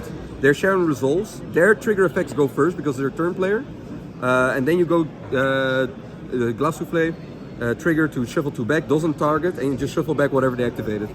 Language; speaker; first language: English; non-native, fluent; Dutch